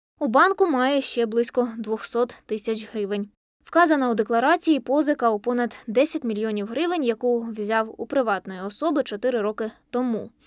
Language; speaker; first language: Ukrainian; native; Ukrainian